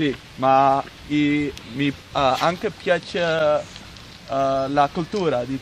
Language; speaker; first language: Italian; non-native, learner; Dutch